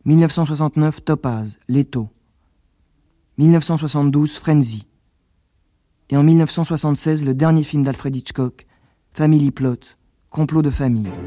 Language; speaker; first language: French; native; French